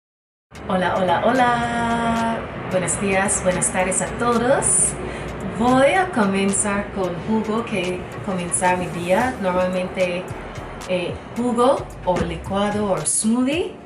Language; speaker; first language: Spanish; non-native, learner; English